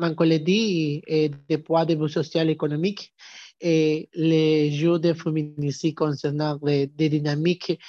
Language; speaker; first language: French; non-native, learner; Spanish